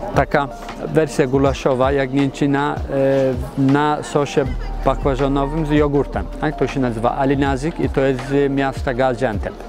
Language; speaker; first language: Polish; non-native, fluent; Turkish